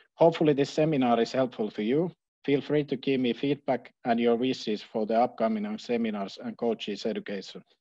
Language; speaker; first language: English; non-native, fluent; Finnish